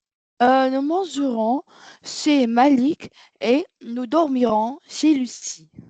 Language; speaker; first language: French; non-native, learner; Arabic